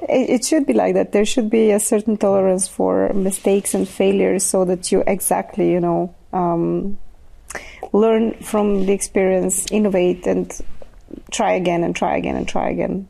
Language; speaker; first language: English; non-native, fluent; Bulgarian